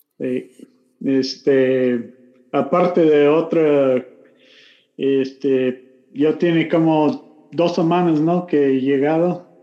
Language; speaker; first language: Spanish; non-native, learner; English